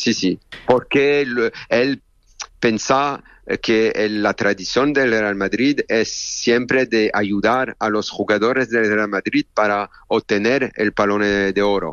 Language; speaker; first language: Spanish; non-native, learner; French